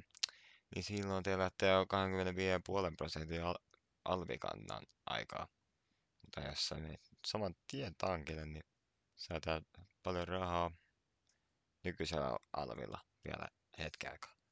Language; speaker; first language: Finnish; native; Finnish